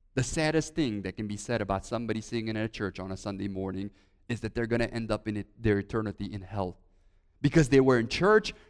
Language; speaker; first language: English; early bilingual, other home language; Romanian